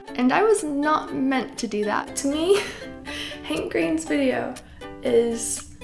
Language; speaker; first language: English; native; English